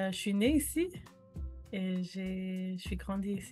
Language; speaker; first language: French; non-native, fluent; English